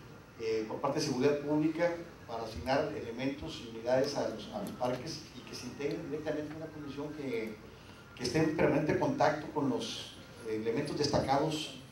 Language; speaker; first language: Spanish; native; Spanish